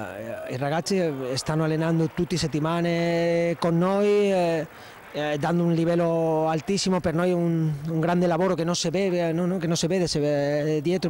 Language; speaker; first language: Italian; non-native, fluent; Spanish